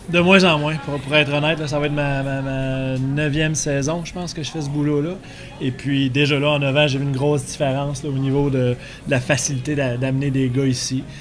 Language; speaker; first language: French; native; French